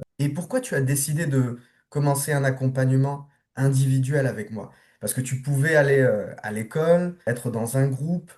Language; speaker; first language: French; native; French